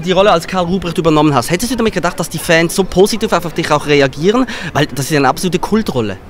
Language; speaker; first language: German; native; German